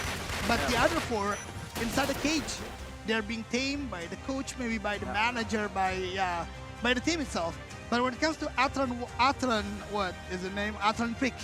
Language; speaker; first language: English; non-native, fluent; Indonesian